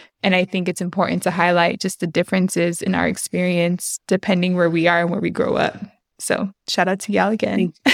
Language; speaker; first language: English; early bilingual, other home language; Spanish